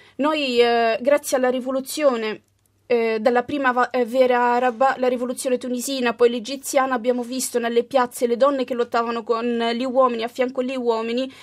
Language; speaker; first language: Italian; early bilingual, other home language; Arabic